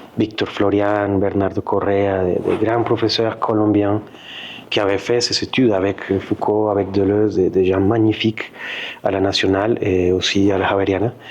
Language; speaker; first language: French; non-native, fluent; Spanish